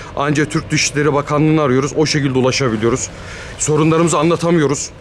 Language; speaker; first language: Turkish; native; Turkish